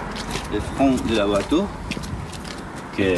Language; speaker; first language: French; non-native, learner; Spanish